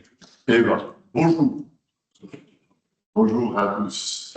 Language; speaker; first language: French; non-native, local second language; Dutch